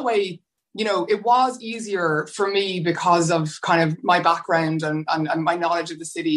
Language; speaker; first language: English; native; English